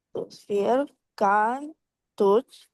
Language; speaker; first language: German; non-native, learner; Indonesian